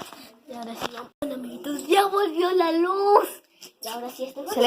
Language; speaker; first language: Spanish; native; Spanish